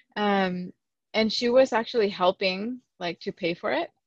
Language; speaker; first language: English; early bilingual, other home language; Spanish